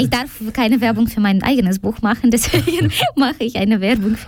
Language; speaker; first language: German; non-native, fluent; Ukrainian